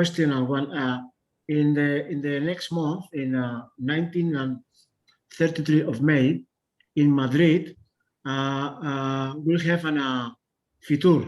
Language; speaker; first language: English; non-native, learner; Spanish